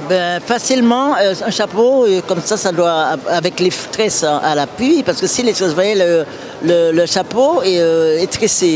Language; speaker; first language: French; native; French